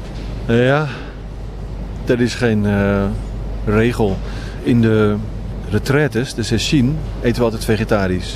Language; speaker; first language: Dutch; native; Dutch